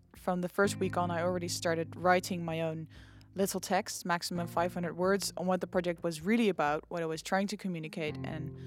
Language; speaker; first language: English; non-native, fluent; Dutch